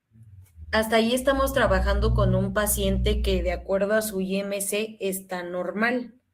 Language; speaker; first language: Spanish; native; Spanish